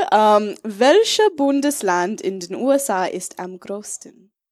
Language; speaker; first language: German; non-native, learner; English